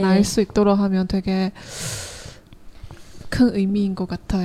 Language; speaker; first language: Korean; non-native, fluent; Chinese